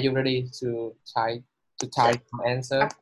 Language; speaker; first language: English; non-native, learner; Vietnamese